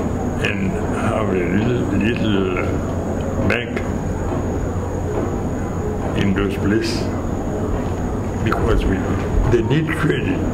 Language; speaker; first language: English; non-native, fluent; Haitian Creole